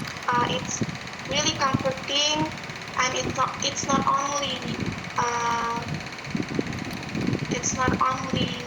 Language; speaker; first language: English; non-native, learner; Indonesian